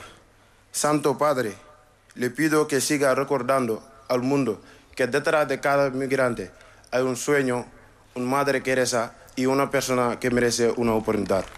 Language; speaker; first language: Spanish; non-native, learner; Wolof